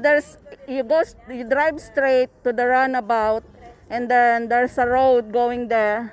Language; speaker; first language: English; non-native, local second language; Filipino